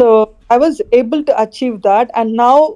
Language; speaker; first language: English; non-native, fluent; Khmer